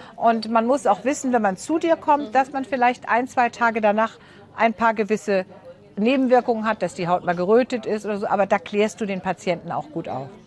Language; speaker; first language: German; native; German